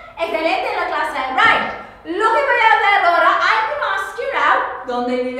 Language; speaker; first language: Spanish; non-native, learner; English